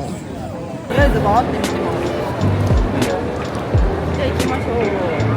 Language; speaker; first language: Japanese; native; Japanese